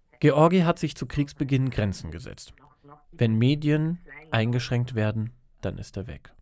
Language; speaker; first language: German; native; German